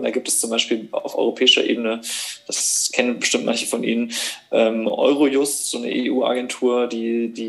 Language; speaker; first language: German; native; German